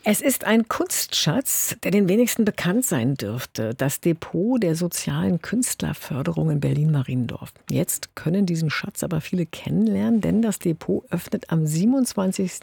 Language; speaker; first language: German; native; German